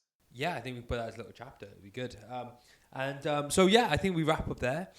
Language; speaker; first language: English; native; English